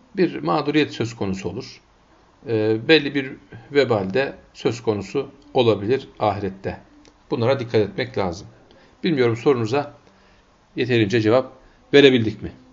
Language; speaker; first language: Turkish; non-native, fluent; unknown